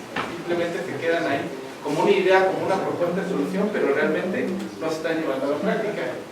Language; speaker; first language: Spanish; native; Spanish